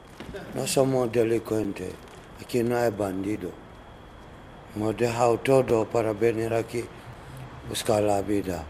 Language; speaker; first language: Spanish; non-native, learner; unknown